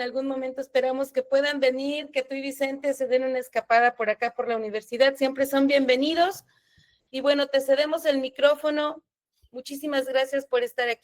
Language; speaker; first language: Spanish; native; Spanish